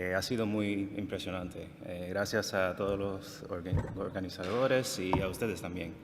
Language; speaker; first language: Spanish; non-native, fluent; English